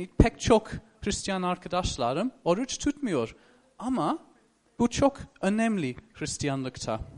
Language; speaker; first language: Turkish; non-native, fluent; English